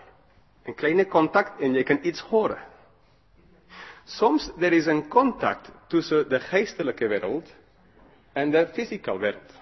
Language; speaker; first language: Dutch; non-native, fluent; English